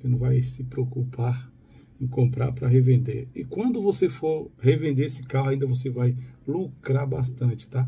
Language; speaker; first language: Portuguese; native; Portuguese